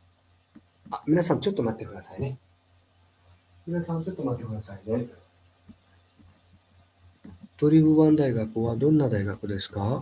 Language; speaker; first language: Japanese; non-native, fluent; Nepali